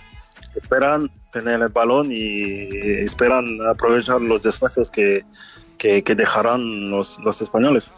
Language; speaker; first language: Spanish; non-native, fluent; French